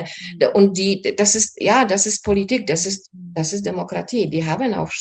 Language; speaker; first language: German; non-native, fluent; Polish